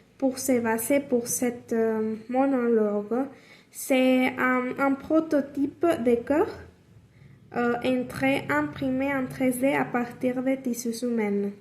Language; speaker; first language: French; non-native, learner; Spanish